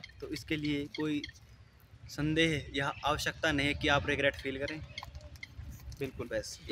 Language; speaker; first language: Hindi; native; Hindi